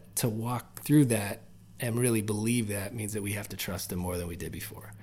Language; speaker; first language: English; native; English